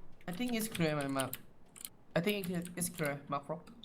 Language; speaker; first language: English; non-native, learner; Thai